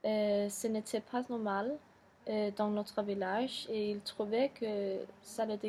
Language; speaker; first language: French; non-native, learner; Danish